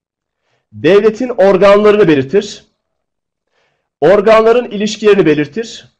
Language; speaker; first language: Turkish; native; Turkish